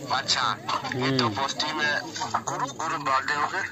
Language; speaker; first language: Hindi; non-native, local second language; Mizo